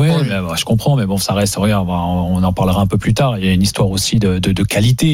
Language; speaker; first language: French; native; French